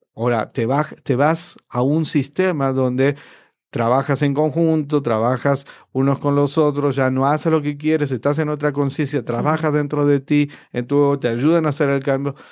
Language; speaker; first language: Spanish; native; Spanish